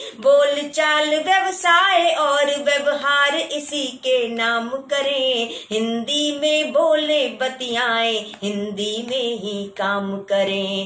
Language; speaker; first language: Hindi; native; Hindi